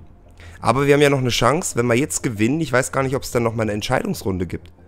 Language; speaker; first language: German; native; German